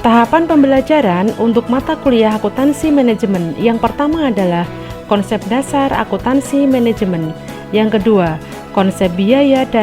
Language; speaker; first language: Indonesian; native; Indonesian